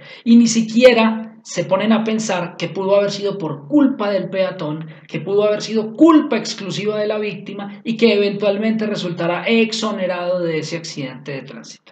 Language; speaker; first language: Spanish; native; Spanish